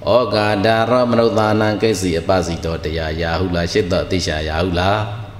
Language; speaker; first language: Burmese; native; Burmese